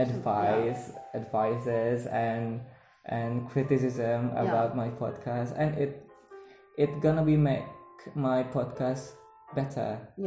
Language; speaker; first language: English; non-native, learner; Indonesian